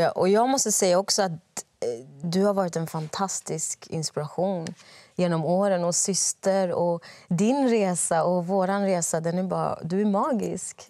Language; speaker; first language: Swedish; early bilingual, other home language; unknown